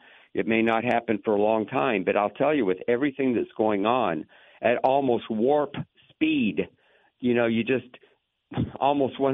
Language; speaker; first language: English; native; English